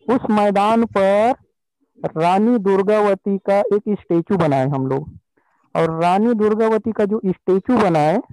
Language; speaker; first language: Hindi; native; Hindi